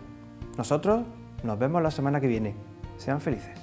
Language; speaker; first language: Spanish; native; Spanish